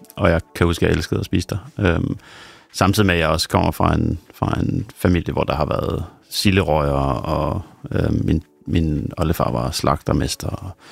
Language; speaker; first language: Danish; native; Danish